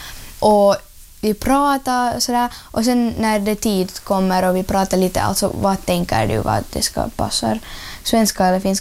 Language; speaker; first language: Swedish; early bilingual, other home language; Ukrainian